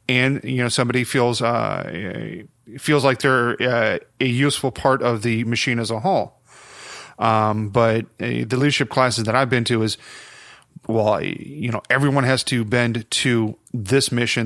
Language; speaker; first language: English; native; English